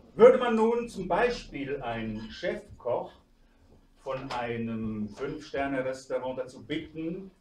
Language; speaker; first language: German; native; German